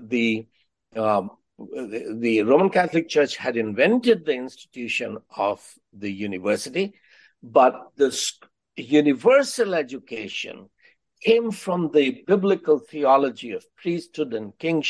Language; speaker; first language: English; non-native, local second language; Hindi